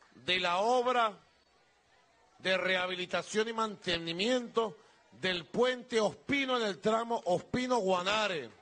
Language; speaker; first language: Spanish; native; Spanish